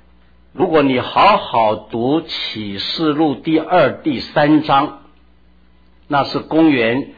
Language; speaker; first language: Chinese; native; Chinese